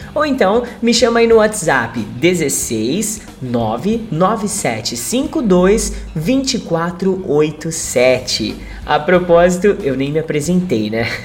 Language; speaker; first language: Portuguese; native; Portuguese